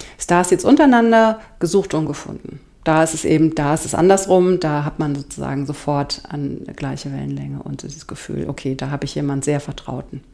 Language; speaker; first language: German; native; German